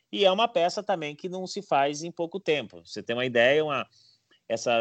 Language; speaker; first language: Portuguese; native; Portuguese